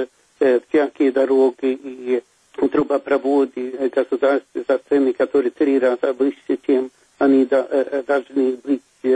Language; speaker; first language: Russian; non-native, fluent; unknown